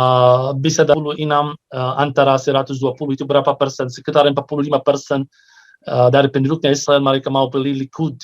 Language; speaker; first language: Indonesian; non-native, fluent; Arabic